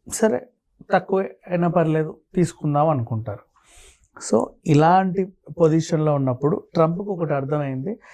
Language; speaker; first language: Telugu; native; Telugu